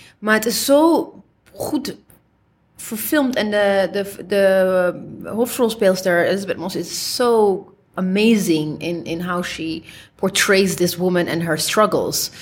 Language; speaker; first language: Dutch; early bilingual, other home language; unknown